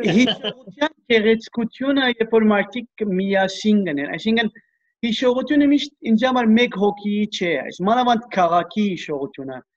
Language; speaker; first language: Armenian; early bilingual, heritage; Armenian